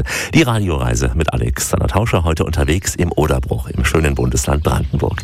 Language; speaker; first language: German; native; German